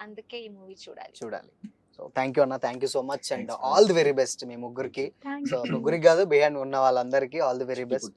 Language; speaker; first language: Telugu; non-native, learner; Kannada